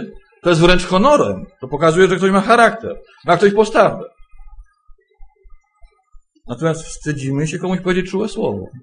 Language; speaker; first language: Polish; native; Polish